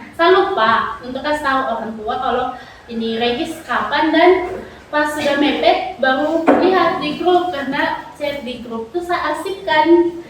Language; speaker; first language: Indonesian; native; Indonesian